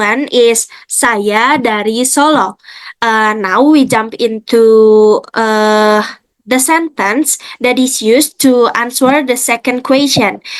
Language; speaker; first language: English; non-native, fluent; Indonesian